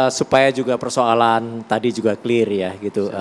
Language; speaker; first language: Indonesian; native; Indonesian